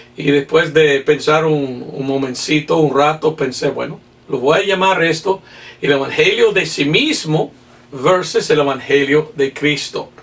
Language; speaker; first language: Spanish; non-native, fluent; English